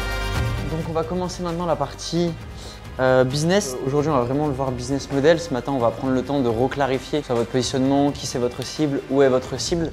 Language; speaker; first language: French; native; French